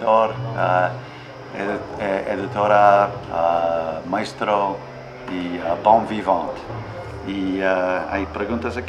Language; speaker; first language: Spanish; non-native, learner; English